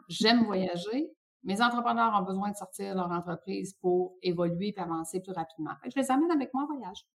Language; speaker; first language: French; native; French